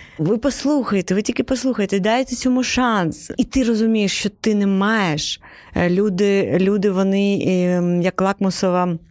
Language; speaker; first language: Ukrainian; non-native, local second language; Crimean Tatar